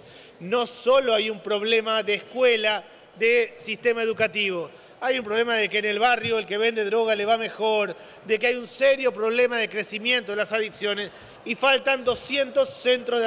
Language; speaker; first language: Spanish; native; Spanish